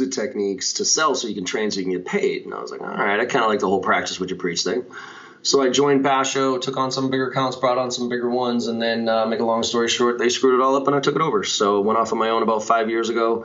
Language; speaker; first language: English; native; English